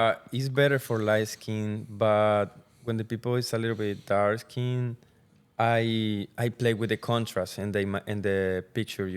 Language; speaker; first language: English; non-native, learner; Spanish